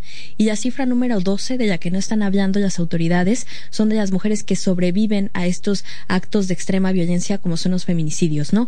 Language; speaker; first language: Spanish; native; Spanish